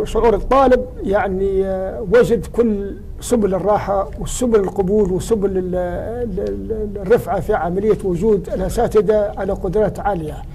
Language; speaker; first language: Arabic; native; Arabic